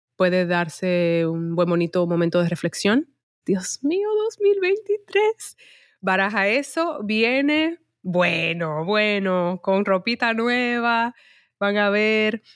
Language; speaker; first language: Spanish; native; Spanish